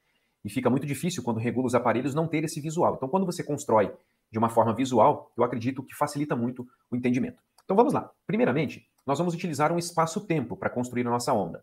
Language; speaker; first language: Portuguese; native; Portuguese